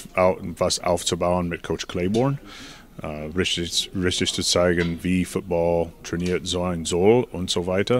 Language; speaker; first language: German; non-native, learner; English